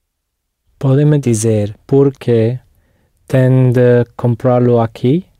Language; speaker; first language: Portuguese; non-native, learner; English